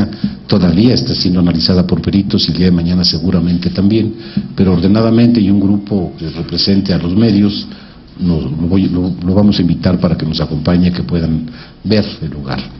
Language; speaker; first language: Spanish; native; Spanish